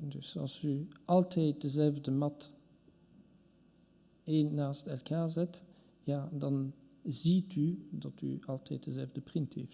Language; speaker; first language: Dutch; non-native, local second language; French